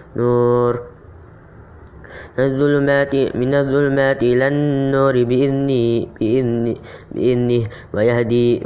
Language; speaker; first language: Arabic; non-native, learner; Indonesian